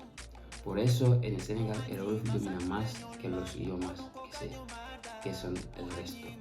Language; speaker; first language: Spanish; non-native, fluent; Fula